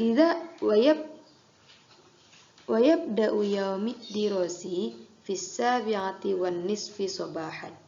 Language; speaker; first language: Arabic; non-native, fluent; Indonesian